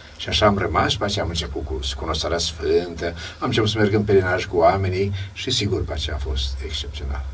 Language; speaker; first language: Romanian; native; Romanian